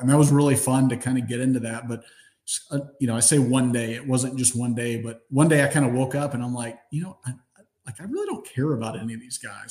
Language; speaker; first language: English; native; English